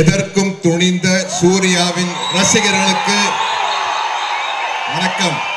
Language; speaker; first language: Tamil; native; Tamil